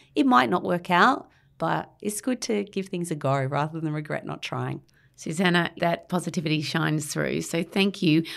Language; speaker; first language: English; native; English